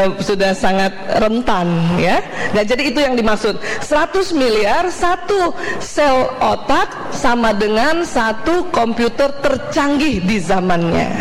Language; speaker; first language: Indonesian; native; Indonesian